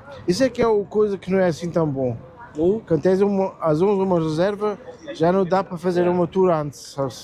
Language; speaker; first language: Portuguese; early bilingual, heritage; German